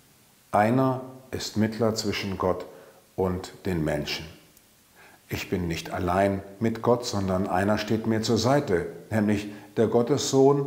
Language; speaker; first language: German; native; German